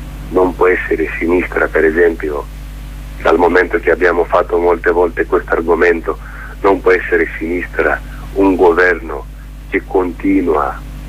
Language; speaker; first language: Italian; non-native, fluent; Greek